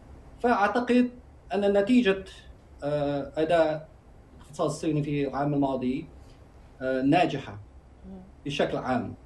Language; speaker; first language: Arabic; non-native, fluent; Chinese